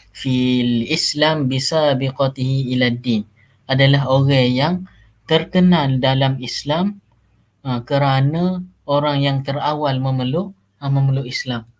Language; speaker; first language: Malay; native; Malay